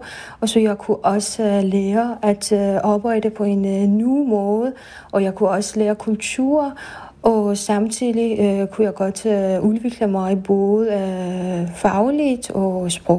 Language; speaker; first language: Danish; non-native, fluent; Persian